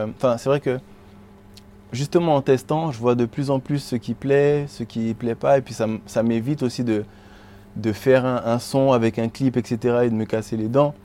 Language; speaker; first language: French; native; French